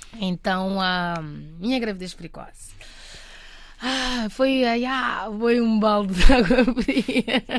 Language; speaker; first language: Portuguese; non-native, local second language; Kabuverdianu